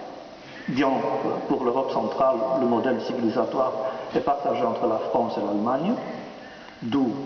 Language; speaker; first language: French; non-native, fluent; Romanian